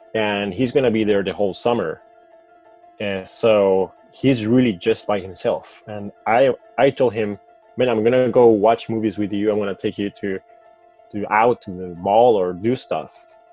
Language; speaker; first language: English; non-native, fluent; Spanish